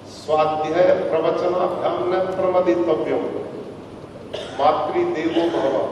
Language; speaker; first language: Hindi; native; Hindi